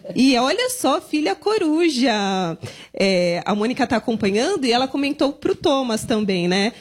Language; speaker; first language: Portuguese; native; Portuguese